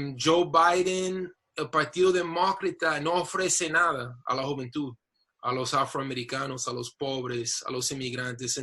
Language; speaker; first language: Spanish; non-native, fluent; English